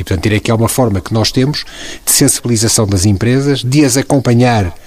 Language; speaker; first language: Portuguese; native; Portuguese